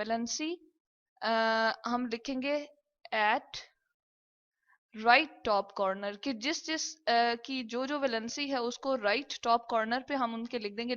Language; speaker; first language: Hindi; non-native, local second language; Punjabi